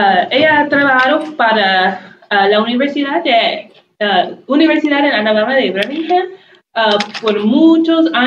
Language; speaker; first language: Spanish; non-native, learner; English